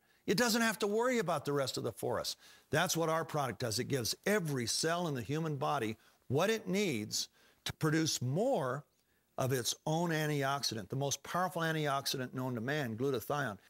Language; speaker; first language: English; native; English